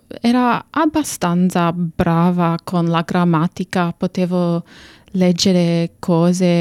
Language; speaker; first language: Italian; non-native, fluent; English